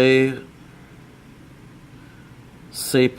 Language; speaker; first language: French; non-native, learner; English